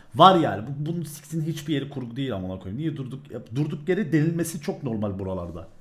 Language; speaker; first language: Turkish; early bilingual, heritage; Turkish